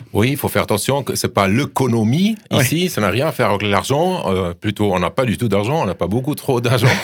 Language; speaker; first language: French; non-native, fluent; German